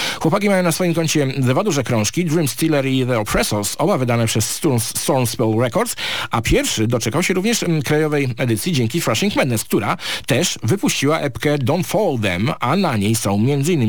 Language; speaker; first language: Polish; native; Polish